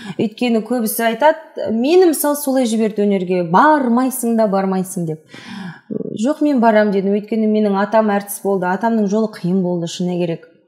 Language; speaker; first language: Kazakh; non-native, local second language; Russian